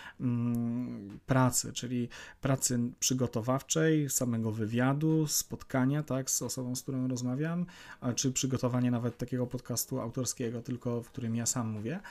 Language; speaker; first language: Polish; native; Polish